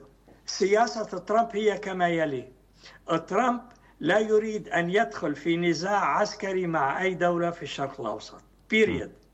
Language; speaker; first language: Arabic; native; Arabic